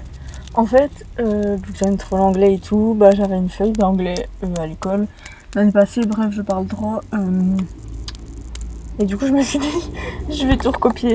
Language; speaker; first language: French; native; French